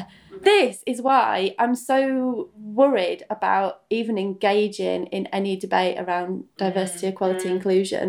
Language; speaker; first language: English; native; English